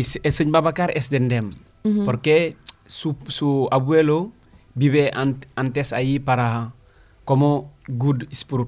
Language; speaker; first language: Spanish; non-native, learner; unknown